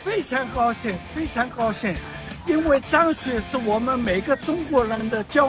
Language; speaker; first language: Chinese; non-native, local second language; Cantonese